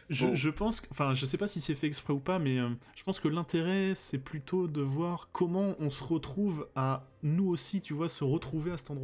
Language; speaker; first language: French; native; French